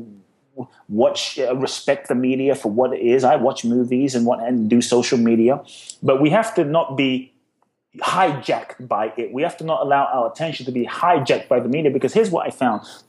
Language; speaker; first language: English; native; English